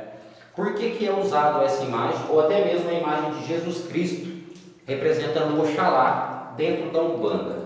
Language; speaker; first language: Portuguese; native; Portuguese